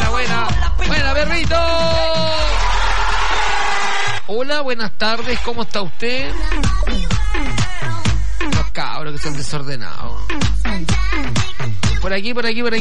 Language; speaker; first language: Spanish; native; Spanish